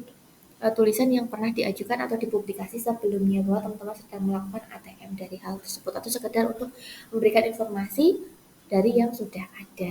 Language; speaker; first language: Indonesian; native; Indonesian